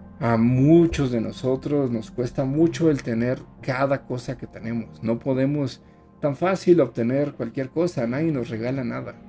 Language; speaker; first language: Spanish; native; Spanish